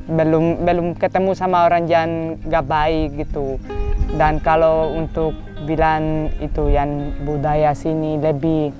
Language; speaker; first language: Indonesian; non-native, fluent; Basque